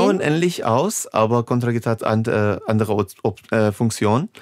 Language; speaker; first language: German; non-native, fluent; Persian